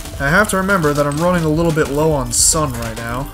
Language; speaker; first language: English; native; English